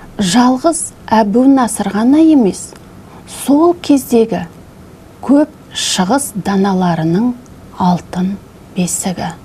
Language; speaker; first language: Kazakh; native; Kazakh